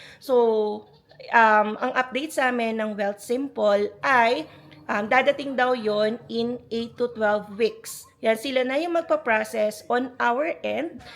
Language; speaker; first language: Filipino; native; Filipino